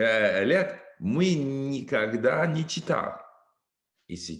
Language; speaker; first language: Russian; non-native, learner; English